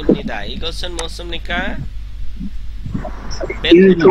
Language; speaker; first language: Korean; non-native, fluent; Bangla